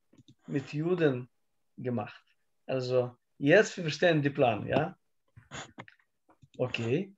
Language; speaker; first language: German; non-native, learner; Russian